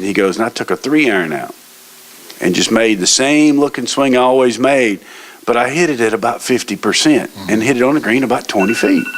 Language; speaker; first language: English; native; English